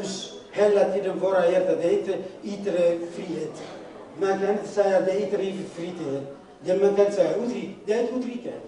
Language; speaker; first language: Swedish; non-native, learner; Somali